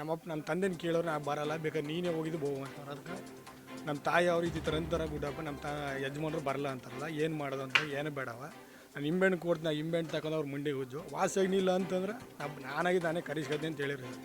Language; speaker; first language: Kannada; native; Kannada